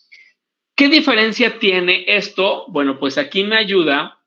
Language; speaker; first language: Spanish; native; Spanish